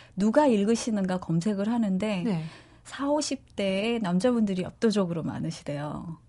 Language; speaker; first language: Korean; native; Korean